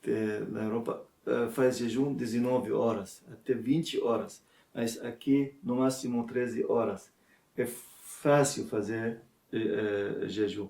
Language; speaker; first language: Portuguese; non-native, learner; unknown